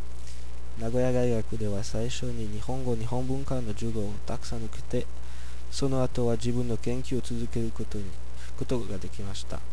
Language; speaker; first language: Japanese; non-native, fluent; French